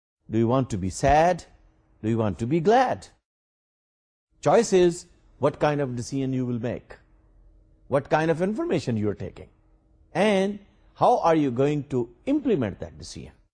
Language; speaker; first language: English; non-native, local second language; Urdu